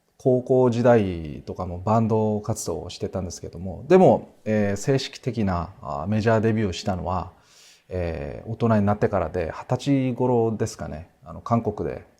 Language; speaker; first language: Japanese; non-native, fluent; Korean